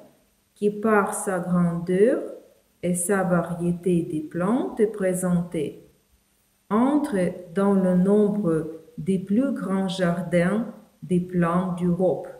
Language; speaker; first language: French; non-native, fluent; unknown